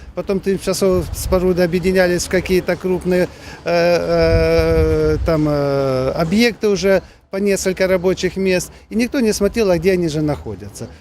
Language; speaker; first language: Russian; non-native, local second language; Ukrainian